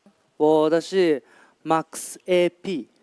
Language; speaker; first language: Chinese; non-native, learner; Japanese